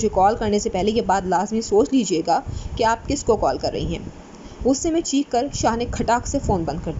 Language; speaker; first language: Urdu; native; Urdu